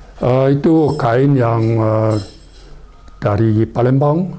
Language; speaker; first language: Indonesian; non-native, learner; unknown